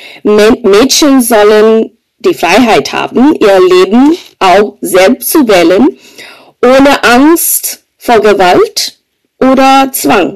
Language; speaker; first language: German; non-native, fluent; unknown